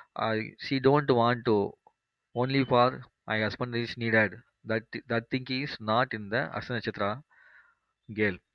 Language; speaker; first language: English; non-native, local second language; Tamil